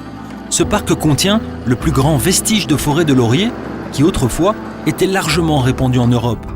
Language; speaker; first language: French; native; French